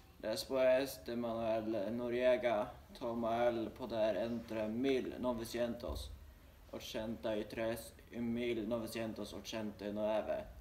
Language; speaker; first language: Spanish; non-native, learner; Swedish